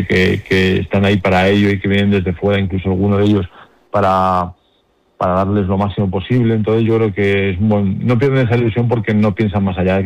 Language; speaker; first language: Spanish; native; Spanish